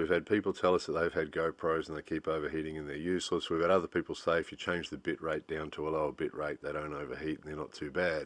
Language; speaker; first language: English; native; English